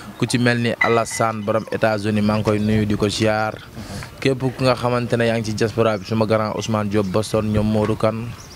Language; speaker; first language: Wolof; native; Wolof